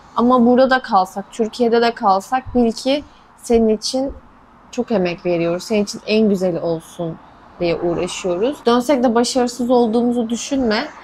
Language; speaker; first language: Turkish; native; Turkish